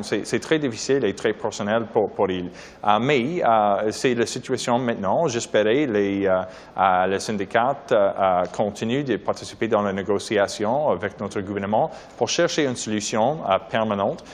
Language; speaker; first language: French; non-native, learner; English